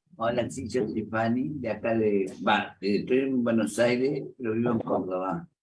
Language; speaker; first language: Spanish; native; Spanish